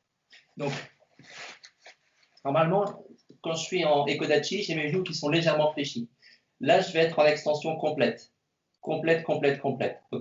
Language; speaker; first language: French; native; French